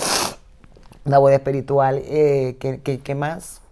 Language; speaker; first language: Spanish; native; Spanish